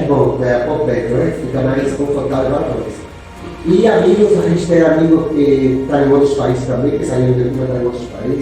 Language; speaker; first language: Portuguese; non-native, fluent; Spanish